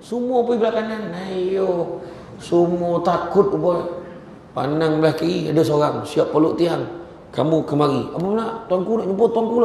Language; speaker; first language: Malay; native; Malay